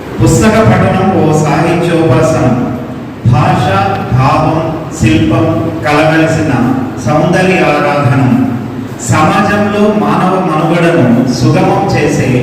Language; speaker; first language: Telugu; native; Telugu